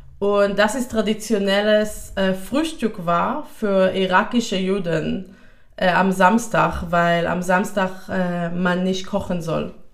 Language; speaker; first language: German; non-native, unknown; Hebrew